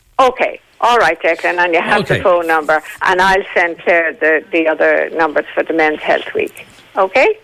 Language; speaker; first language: English; native; English